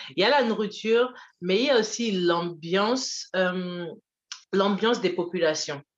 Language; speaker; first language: French; early bilingual, other home language; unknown